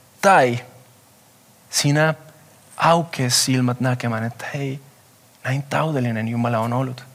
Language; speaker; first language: Finnish; non-native, fluent; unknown